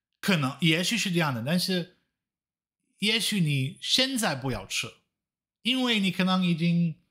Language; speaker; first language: Chinese; non-native, fluent; Dutch